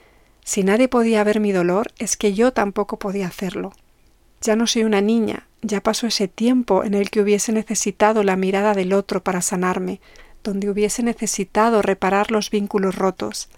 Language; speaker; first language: Spanish; native; Spanish